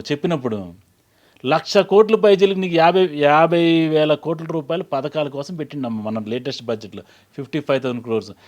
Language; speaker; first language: Telugu; native; Telugu